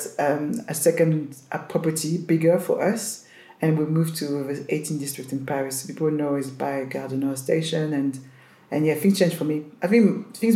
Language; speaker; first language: English; non-native, fluent; French